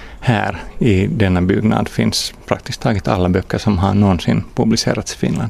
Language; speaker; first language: Swedish; non-native, fluent; Finnish